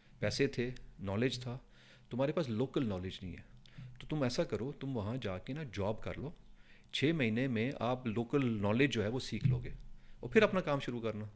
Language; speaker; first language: Urdu; non-native, fluent; Punjabi